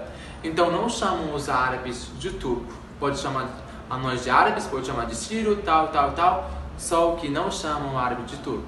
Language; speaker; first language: Portuguese; non-native, fluent; Arabic